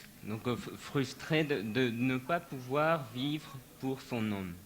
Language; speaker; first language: French; non-native, fluent; Japanese